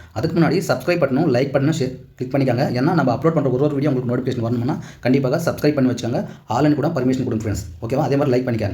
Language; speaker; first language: Tamil; non-native, local second language; Telugu